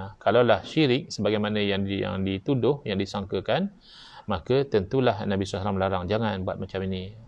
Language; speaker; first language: Malay; native; Malay